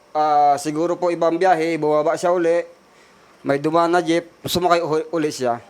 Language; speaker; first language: Filipino; native; Filipino